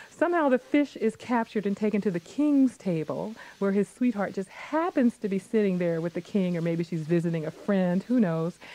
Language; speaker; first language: English; native; English